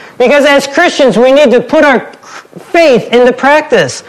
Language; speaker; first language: English; native; English